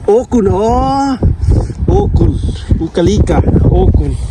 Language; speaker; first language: Russian; non-native, learner; Lao